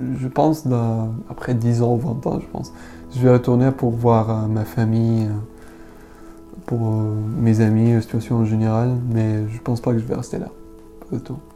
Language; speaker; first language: French; non-native, learner; Arabic